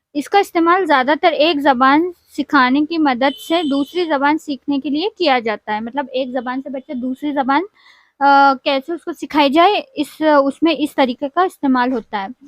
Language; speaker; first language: Urdu; native; Urdu